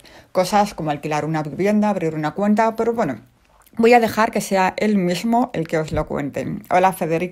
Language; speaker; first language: Spanish; native; Spanish